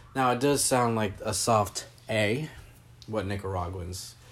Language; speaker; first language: English; native; English